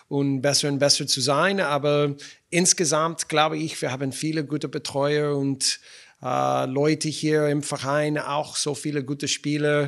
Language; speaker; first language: German; non-native, fluent; English